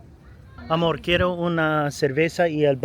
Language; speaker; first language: Spanish; non-native, learner; English